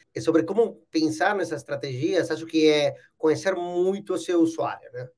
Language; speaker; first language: Portuguese; non-native, fluent; Spanish